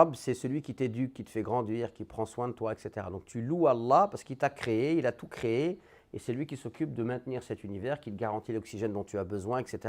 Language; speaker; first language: French; native; French